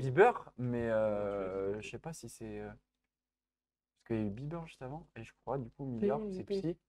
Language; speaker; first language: French; native; French